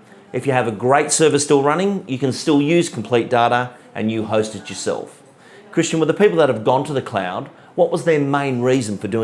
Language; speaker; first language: English; native; English